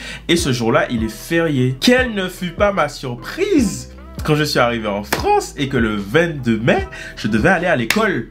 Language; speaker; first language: French; native; French